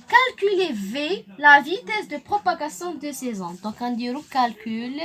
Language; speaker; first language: French; non-native, local second language; Arabic